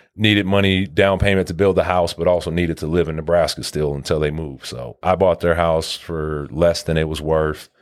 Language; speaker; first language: English; native; English